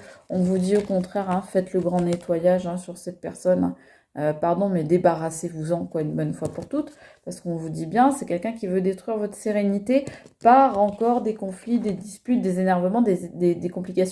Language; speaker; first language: French; native; French